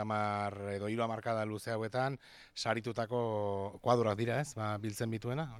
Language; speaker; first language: Basque; native; Basque